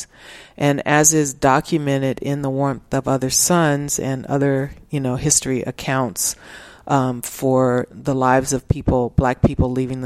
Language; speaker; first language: English; native; English